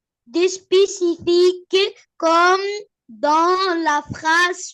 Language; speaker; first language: French; non-native, learner; Arabic